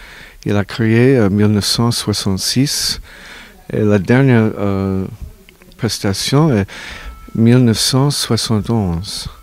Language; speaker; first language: French; non-native, learner; English